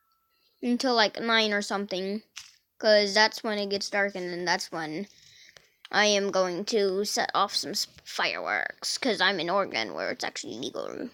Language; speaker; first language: English; native; English